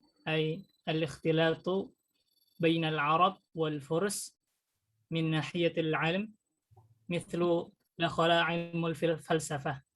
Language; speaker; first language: Arabic; non-native, learner; Indonesian